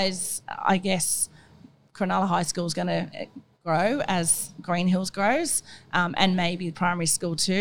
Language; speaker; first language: English; native; English